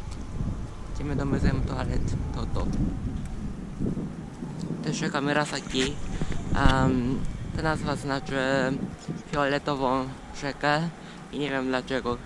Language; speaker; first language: Polish; non-native, fluent; Japanese